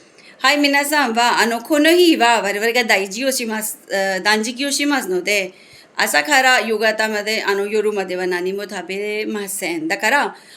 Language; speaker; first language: Japanese; non-native, fluent; Hindi